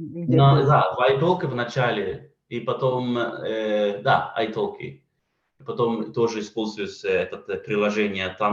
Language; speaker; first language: Russian; non-native, fluent; Swedish